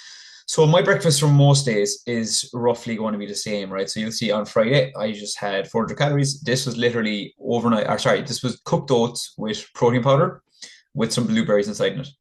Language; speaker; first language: English; native; English